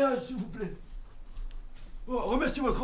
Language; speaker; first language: French; native; French